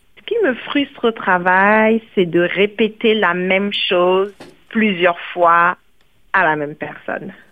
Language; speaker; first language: French; non-native, local second language; Kongo